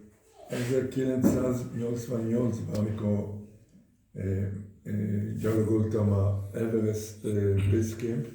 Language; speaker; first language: Hungarian; early bilingual, heritage; Hungarian